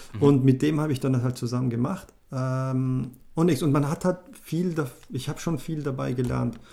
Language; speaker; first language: German; native; German